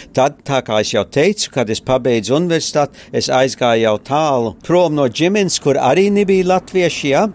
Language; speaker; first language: Latvian; early bilingual, heritage; Latvian